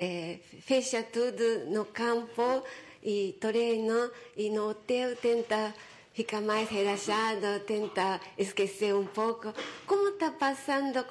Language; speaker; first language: Portuguese; non-native, fluent; Japanese